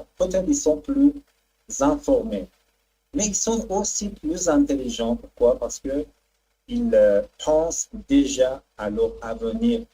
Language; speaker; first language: French; non-native, fluent; Persian